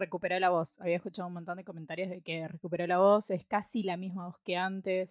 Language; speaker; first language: Spanish; native; Spanish